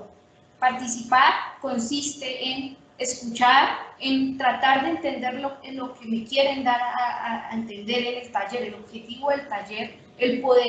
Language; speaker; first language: Spanish; native; Spanish